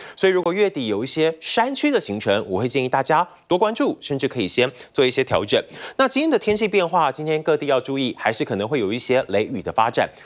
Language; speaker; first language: Chinese; native; Chinese